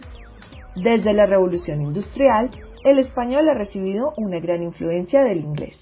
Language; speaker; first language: Spanish; native; Spanish